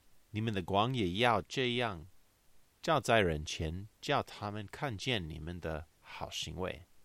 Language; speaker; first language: Chinese; non-native, learner; English